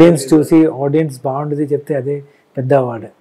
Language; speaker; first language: Telugu; non-native, learner; Malayalam